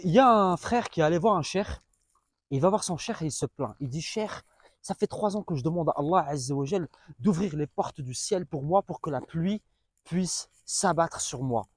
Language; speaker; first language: French; native; French